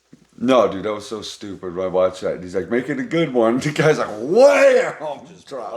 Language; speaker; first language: English; native; English